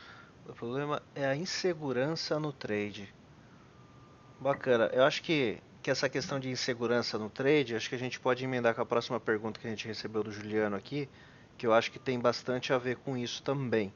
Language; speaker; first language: Portuguese; native; Portuguese